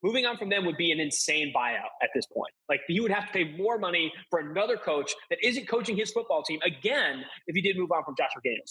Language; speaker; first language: English; native; English